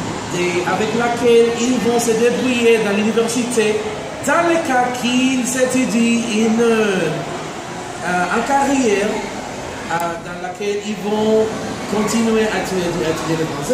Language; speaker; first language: French; non-native, learner; Spanish